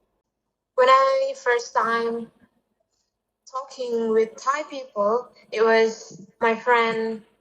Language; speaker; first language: English; non-native, fluent; Indonesian